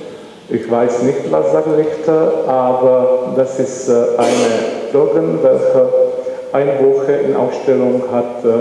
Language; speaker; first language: German; non-native, learner; Czech